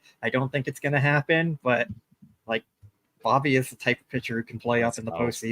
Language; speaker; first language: English; native; English